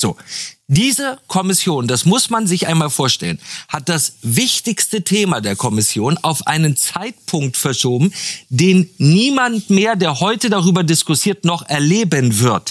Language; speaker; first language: German; native; German